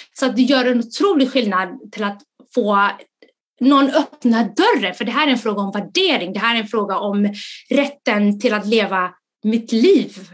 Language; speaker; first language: Swedish; early bilingual, other home language; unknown